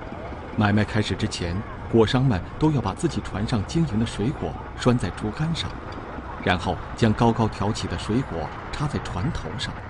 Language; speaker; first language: Chinese; native; Chinese